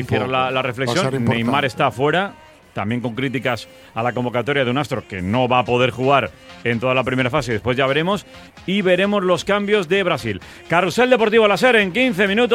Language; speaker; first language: Spanish; native; Spanish